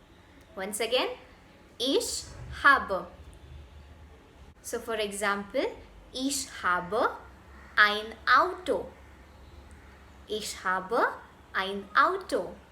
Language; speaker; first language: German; non-native, fluent; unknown